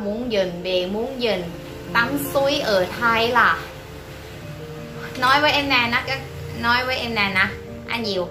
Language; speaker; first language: Vietnamese; non-native, learner; Thai